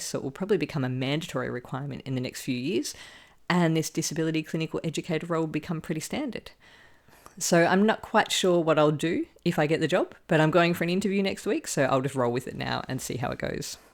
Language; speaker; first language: English; native; English